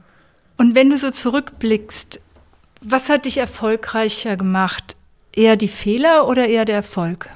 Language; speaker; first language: German; native; German